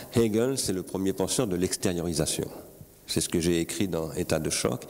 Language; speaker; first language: French; native; French